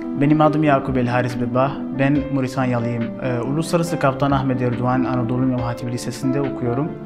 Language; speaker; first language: Turkish; non-native, fluent; Arabic